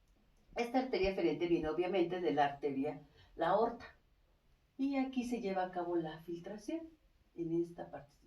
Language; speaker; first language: Spanish; native; Spanish